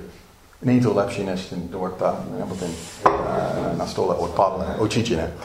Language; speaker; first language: Czech; non-native, fluent; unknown